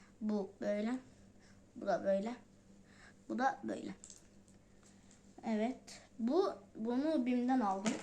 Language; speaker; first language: Turkish; non-native, learner; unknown